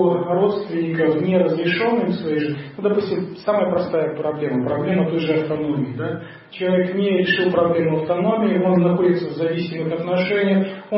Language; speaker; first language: Russian; native; Russian